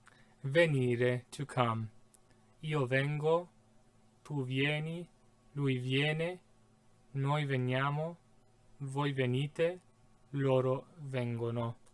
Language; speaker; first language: Italian; non-native, fluent; English